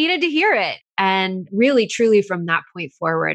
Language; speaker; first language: English; native; English